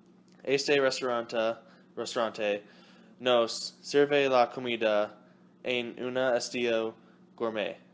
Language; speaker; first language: Spanish; non-native, learner; English